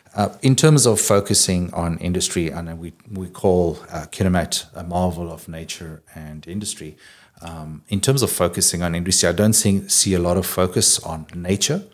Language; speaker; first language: English; native; English